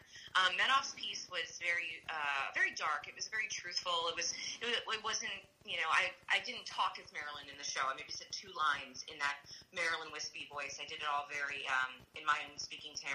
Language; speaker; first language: English; native; English